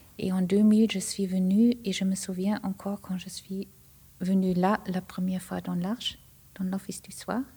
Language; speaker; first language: French; non-native, fluent; German